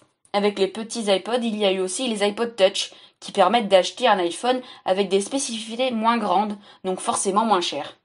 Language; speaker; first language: French; native; French